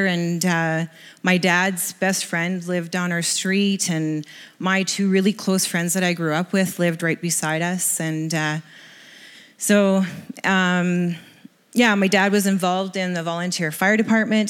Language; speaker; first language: English; native; English